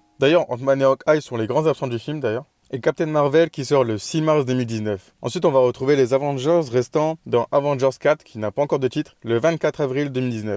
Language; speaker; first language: French; native; French